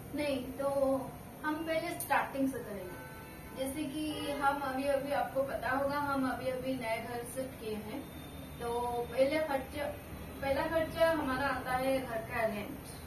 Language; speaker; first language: Hindi; non-native, local second language; Odia